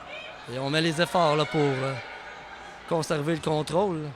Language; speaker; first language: French; native; French